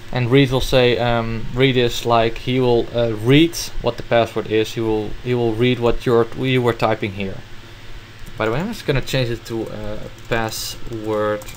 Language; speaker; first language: English; non-native, fluent; Dutch